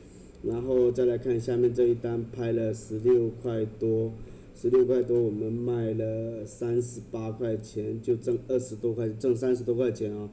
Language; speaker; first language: Chinese; native; Chinese